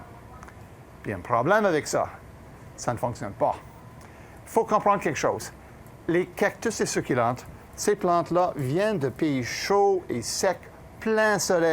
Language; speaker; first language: French; native; French